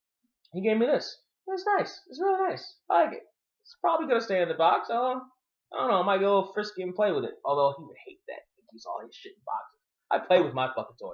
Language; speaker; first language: English; native; English